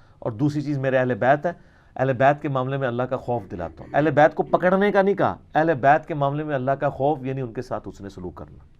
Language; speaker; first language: Urdu; non-native, local second language; Punjabi